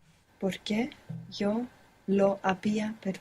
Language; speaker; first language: Spanish; non-native, learner; English